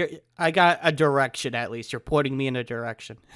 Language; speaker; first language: English; native; English